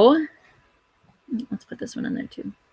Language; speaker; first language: English; native; English